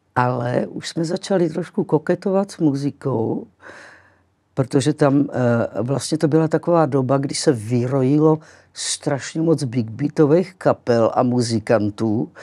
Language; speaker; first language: Czech; early bilingual, other home language; Greek